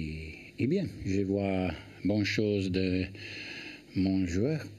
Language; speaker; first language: French; non-native, learner; Italian